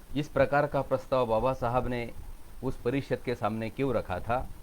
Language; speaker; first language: Hindi; non-native, local second language; Marathi